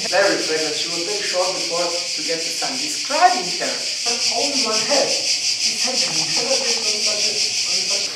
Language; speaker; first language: English; non-native, learner; Croatian